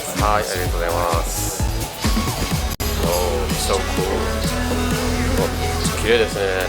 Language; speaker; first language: Japanese; non-native, learner; English